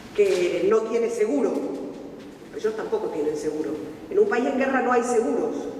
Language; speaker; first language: Spanish; native; Spanish